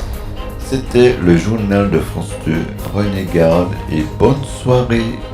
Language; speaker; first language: French; native; French